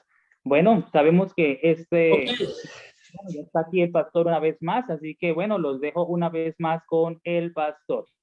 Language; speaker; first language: Spanish; native; Spanish